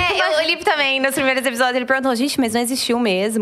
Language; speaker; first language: Portuguese; native; Portuguese